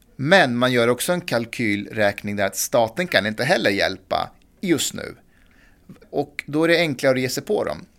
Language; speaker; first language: Swedish; early bilingual, other home language; Persian